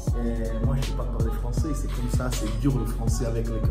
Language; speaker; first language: French; non-native, fluent; Portuguese